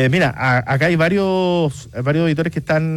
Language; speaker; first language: Spanish; native; Spanish